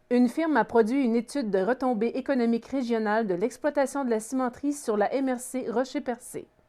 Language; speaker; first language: French; native; French